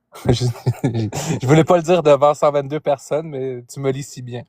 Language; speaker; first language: French; native; French